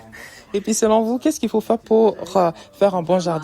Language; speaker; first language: French; native; French